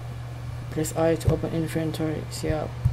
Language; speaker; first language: English; non-native, learner; Indonesian